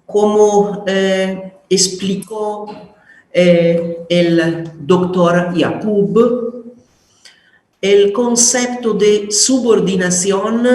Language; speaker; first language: Spanish; non-native, fluent; Italian